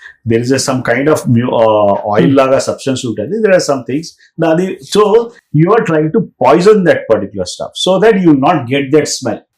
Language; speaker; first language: English; non-native, local second language; Telugu